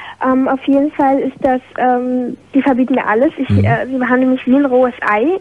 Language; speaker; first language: German; native; German